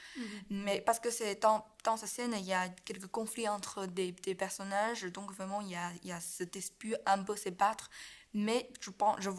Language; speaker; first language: French; non-native, learner; Chinese